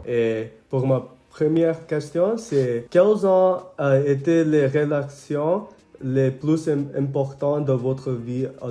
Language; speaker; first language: French; non-native, learner; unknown